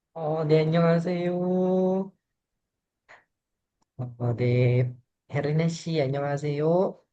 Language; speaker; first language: Korean; non-native, fluent; Indonesian